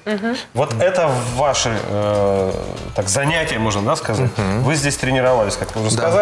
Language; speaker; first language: Russian; native; Russian